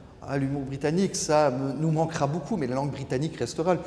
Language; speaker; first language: French; non-native, local second language; Luxembourgish